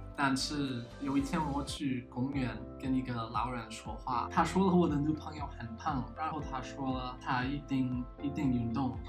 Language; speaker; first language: Chinese; non-native, learner; English